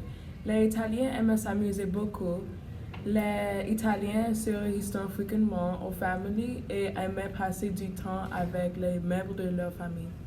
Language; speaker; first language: French; non-native, learner; English